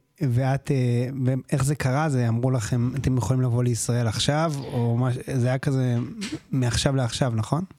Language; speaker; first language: Hebrew; native; Hebrew